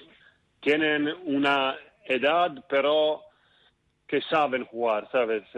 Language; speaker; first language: Spanish; non-native, fluent; Italian